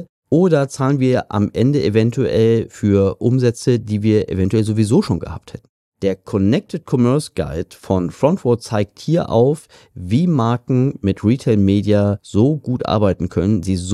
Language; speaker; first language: German; native; German